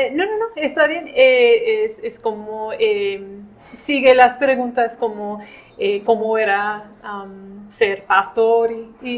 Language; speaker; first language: Spanish; non-native, fluent; English